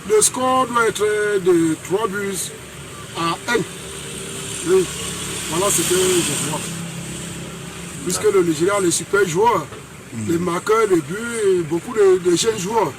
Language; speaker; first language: French; non-native, fluent; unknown